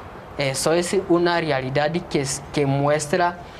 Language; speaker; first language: Spanish; non-native, fluent; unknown